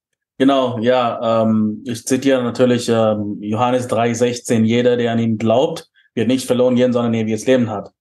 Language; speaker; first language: German; non-native, fluent; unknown